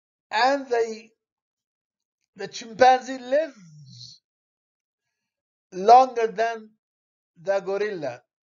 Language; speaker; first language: English; non-native, fluent; Arabic